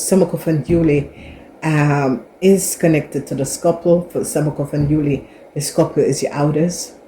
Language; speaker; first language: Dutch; non-native, fluent; English